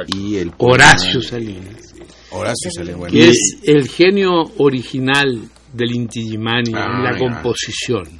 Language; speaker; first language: Spanish; native; Spanish